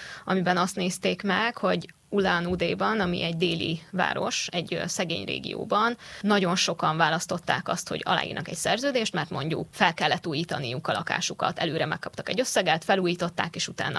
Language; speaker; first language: Hungarian; native; Hungarian